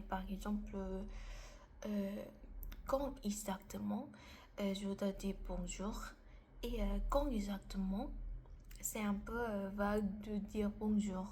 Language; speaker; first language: French; non-native, learner; Korean